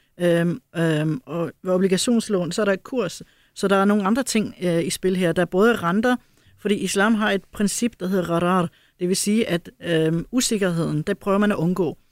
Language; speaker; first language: Danish; early bilingual, other home language; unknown